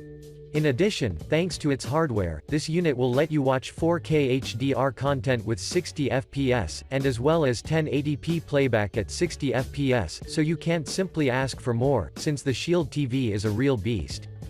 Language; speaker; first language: English; non-native, fluent; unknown